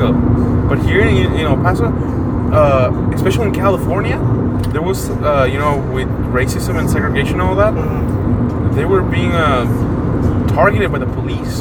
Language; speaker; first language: English; non-native, fluent; Spanish